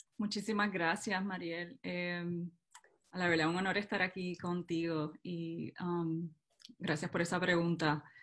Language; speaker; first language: Spanish; native; Spanish